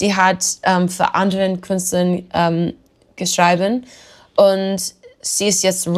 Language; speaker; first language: German; non-native, learner; English